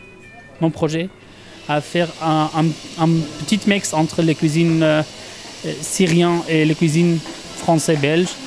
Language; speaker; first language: French; non-native, fluent; Arabic